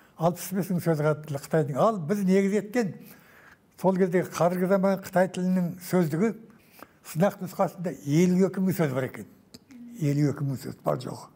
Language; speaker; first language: Kazakh; native; Kazakh